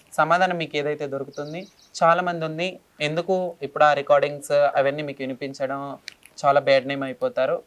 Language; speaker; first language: Telugu; non-native, local second language; Lambadi